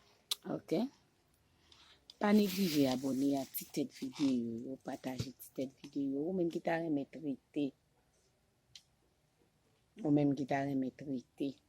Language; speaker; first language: French; non-native, local second language; Haitian Creole